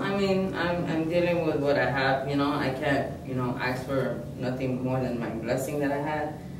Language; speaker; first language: English; early bilingual, other home language; Spanish